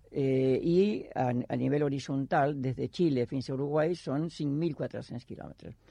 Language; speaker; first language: Catalan; non-native, fluent; Spanish